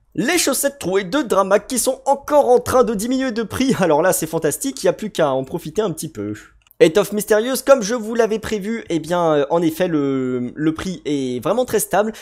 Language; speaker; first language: French; native; French